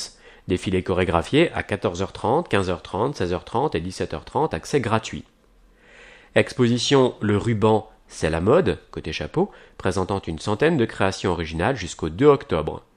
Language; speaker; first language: French; native; French